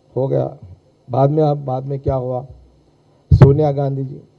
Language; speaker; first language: Hindi; non-native, local second language; Telugu